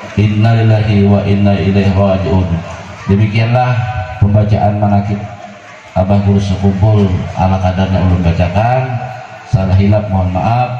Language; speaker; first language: Indonesian; native; Indonesian